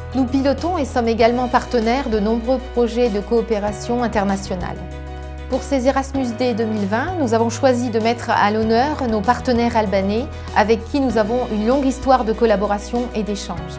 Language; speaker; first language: French; native; French